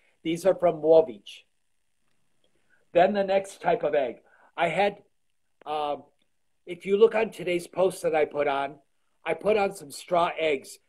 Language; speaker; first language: English; early bilingual, other home language; Polish